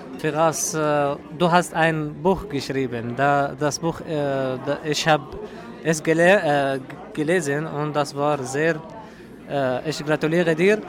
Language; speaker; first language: German; non-native, learner; Arabic